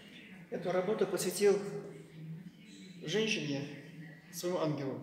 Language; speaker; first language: Russian; native; Russian